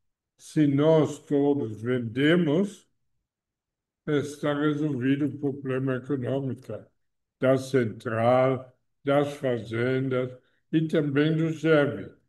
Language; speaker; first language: Portuguese; non-native, fluent; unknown